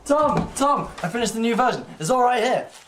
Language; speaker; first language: English; native; English